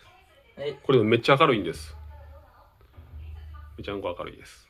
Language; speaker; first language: Japanese; native; Japanese